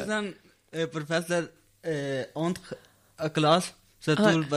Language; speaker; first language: French; non-native, learner; Punjabi